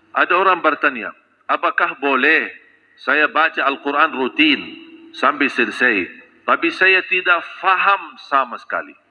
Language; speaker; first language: Malay; non-native, fluent; Arabic